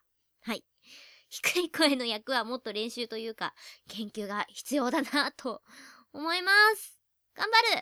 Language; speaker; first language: Japanese; native; Japanese